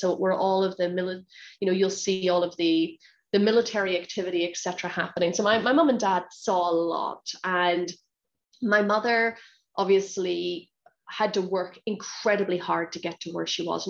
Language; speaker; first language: English; native; English